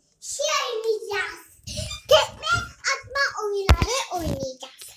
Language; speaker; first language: Turkish; native; Turkish